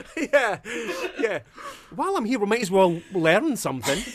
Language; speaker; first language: English; native; English